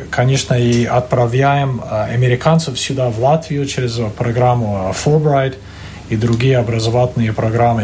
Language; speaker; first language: Russian; non-native, fluent; English